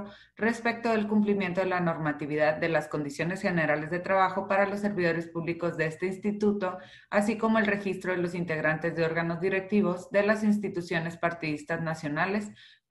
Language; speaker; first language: Spanish; native; Spanish